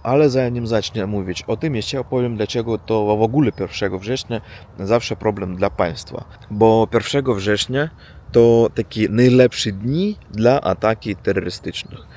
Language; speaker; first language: Polish; non-native, learner; Russian